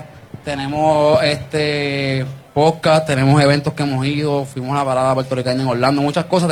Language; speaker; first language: Spanish; native; Spanish